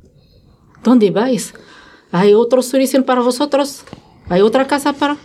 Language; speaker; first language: Spanish; non-native, learner; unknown